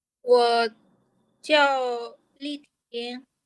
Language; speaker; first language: Chinese; non-native, learner; Lao